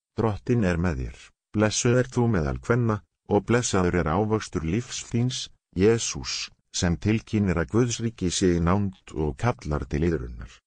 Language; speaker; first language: Icelandic; non-native, learner; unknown